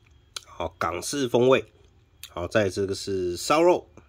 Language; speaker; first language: Chinese; native; Chinese